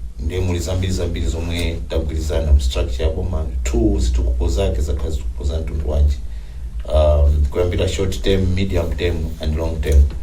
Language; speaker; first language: Nyanja; non-native, local second language; Tumbuka